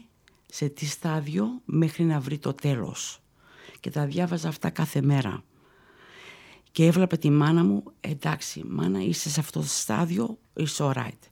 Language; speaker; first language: Greek; early bilingual, heritage; Greek